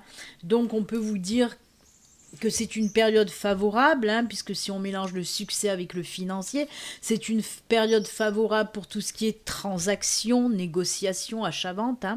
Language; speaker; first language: French; native; French